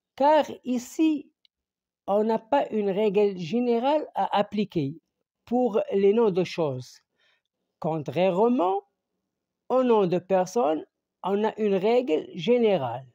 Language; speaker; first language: French; non-native, local second language; Arabic